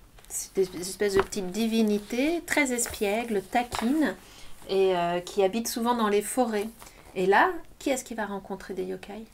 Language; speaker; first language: French; native; French